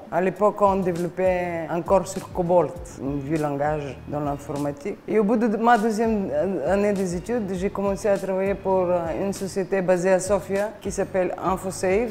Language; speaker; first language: French; non-native, fluent; Bulgarian